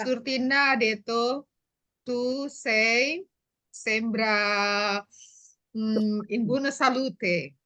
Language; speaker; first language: Italian; non-native, learner; Indonesian